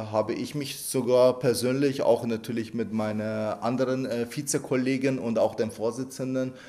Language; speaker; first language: German; early bilingual, other home language; Arabic